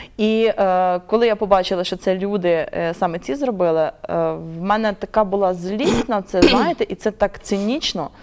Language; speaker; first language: Ukrainian; native; Ukrainian